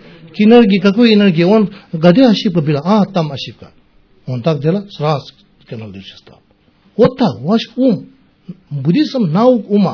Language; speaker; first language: Russian; non-native, learner; Tibetan